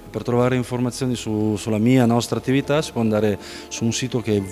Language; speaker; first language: Italian; native; Italian